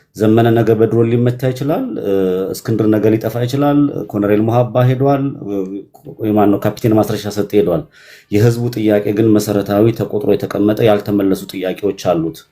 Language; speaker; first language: Amharic; native; Amharic